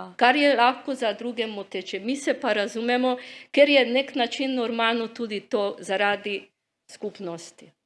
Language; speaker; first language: Slovenian; non-native, local second language; Hungarian